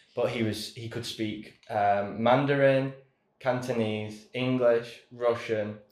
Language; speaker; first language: English; native; English